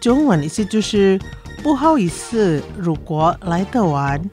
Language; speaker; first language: Chinese; early bilingual, heritage; Chinese